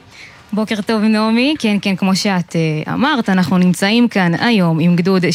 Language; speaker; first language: Hebrew; native; Hebrew